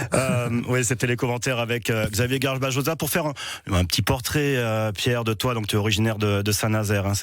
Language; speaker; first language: French; native; French